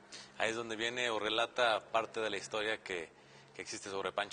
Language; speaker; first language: Spanish; native; Spanish